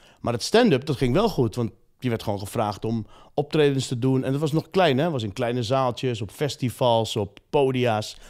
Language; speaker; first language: Dutch; early bilingual, other home language; Riffian